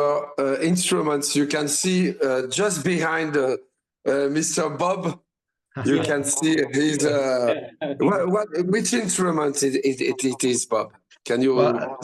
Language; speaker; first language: English; non-native, learner; French